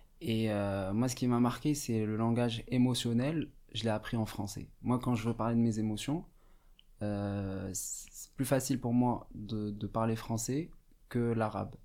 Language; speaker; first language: French; non-native, local second language; Arabic